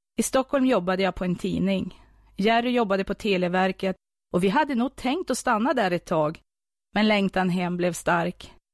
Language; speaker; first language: Swedish; native; Swedish